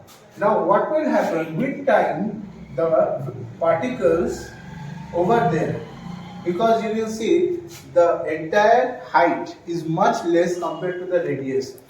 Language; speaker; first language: English; non-native, local second language; Bangla